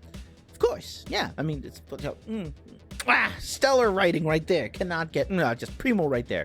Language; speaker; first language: English; native; English